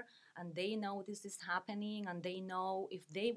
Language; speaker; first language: English; non-native, fluent; Spanish